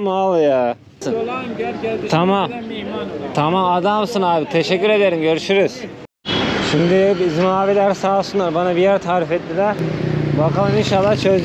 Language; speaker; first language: Turkish; native; Turkish